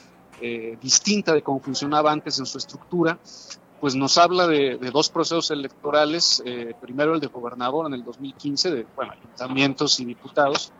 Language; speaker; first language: Spanish; native; Spanish